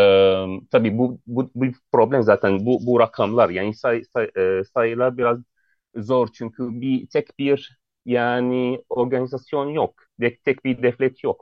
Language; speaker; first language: Turkish; non-native, fluent; Arabic